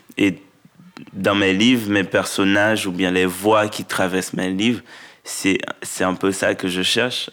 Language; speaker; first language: French; non-native, local second language; Haitian Creole